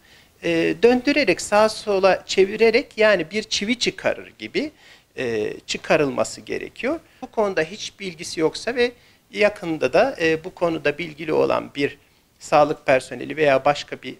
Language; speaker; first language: Turkish; native; Turkish